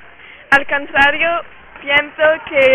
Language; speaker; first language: Spanish; non-native, learner; French